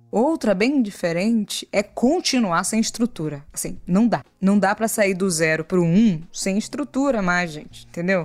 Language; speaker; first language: Portuguese; native; Portuguese